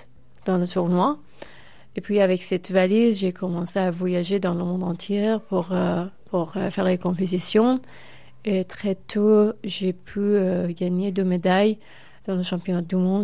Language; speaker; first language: French; non-native, fluent; Persian